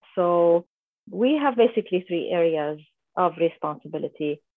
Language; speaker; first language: English; non-native, fluent; Arabic